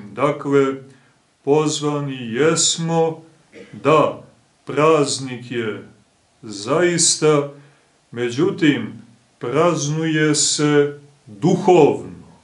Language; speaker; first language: Serbian; native; Serbian